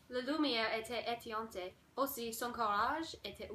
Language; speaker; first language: French; non-native, learner; English